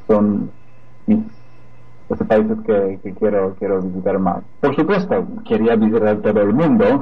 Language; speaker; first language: Spanish; non-native, fluent; Polish